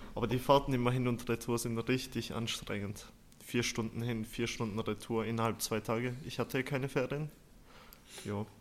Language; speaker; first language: German; early bilingual, other home language; Turkish